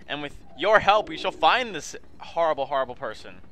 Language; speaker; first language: English; native; English